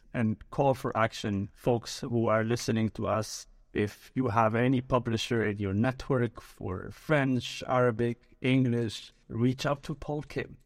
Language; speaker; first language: English; early bilingual, other home language; Arabic